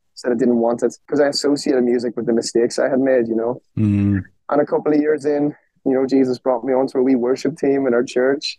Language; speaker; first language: English; native; English